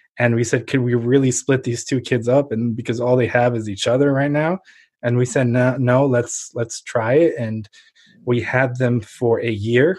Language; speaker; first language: English; early bilingual, other home language; Ukrainian